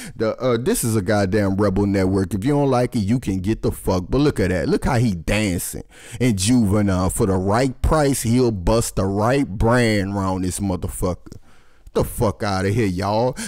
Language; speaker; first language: English; native; English